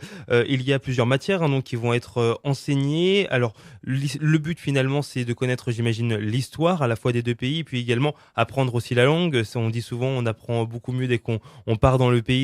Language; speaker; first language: French; native; French